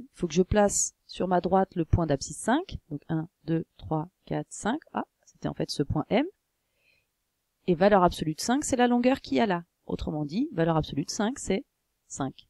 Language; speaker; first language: French; native; French